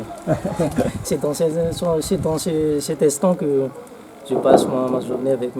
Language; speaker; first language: French; non-native, local second language; Malagasy